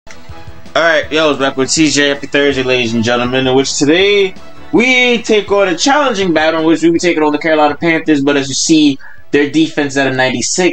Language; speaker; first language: English; native; English